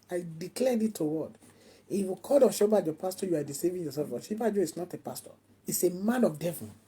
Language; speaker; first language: English; non-native, local second language; Yoruba